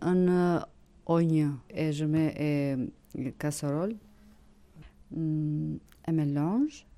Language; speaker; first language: French; non-native, learner; Albanian